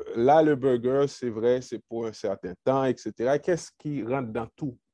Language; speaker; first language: French; native; French